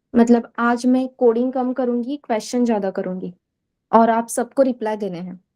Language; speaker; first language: Hindi; non-native, local second language; Marathi